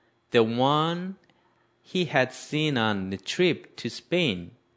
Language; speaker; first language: English; non-native, fluent; Korean